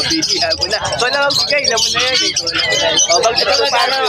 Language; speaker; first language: Filipino; native; Filipino